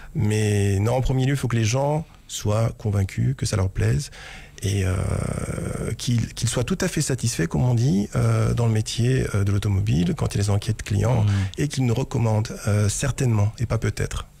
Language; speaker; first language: French; non-native, fluent; Romanian